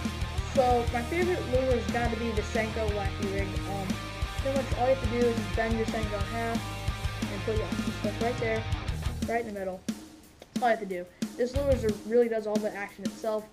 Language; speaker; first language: English; native; English